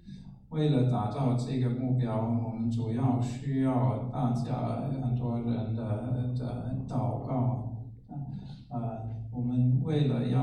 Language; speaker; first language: Chinese; non-native, fluent; German